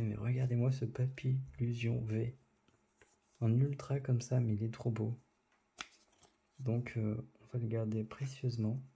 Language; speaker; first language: French; native; French